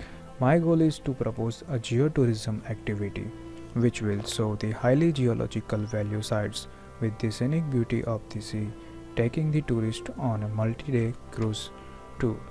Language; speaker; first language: English; non-native, fluent; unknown